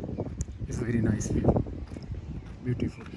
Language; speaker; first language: English; non-native, learner; Urdu